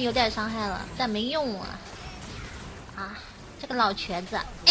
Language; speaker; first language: Chinese; native; Chinese